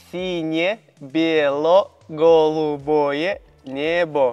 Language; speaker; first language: Russian; native; Russian